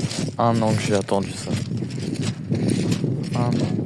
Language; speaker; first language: French; native; French